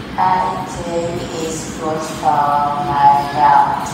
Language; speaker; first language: English; non-native, learner; Vietnamese